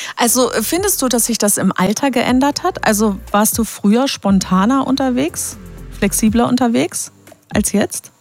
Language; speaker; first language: German; native; German